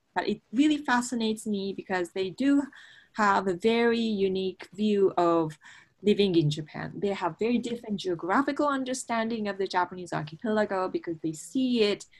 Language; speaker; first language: English; non-native, fluent; Japanese